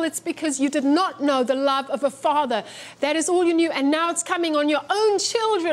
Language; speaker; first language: English; native; English